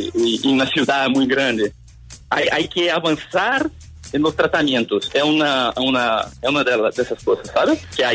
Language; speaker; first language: Spanish; non-native, learner; Portuguese